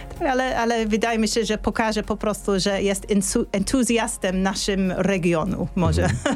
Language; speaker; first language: Polish; non-native, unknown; English